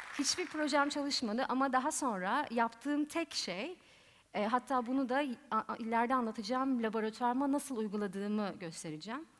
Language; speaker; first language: Turkish; native; Turkish